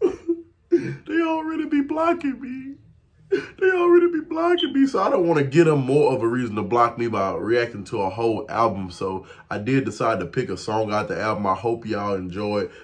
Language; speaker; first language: English; native; English